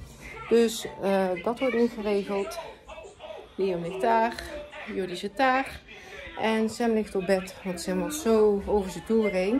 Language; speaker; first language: Dutch; native; Dutch